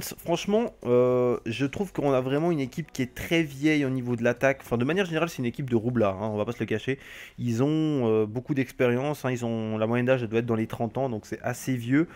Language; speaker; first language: French; native; French